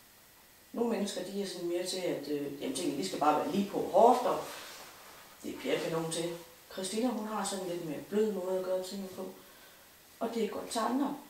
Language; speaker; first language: Danish; native; Danish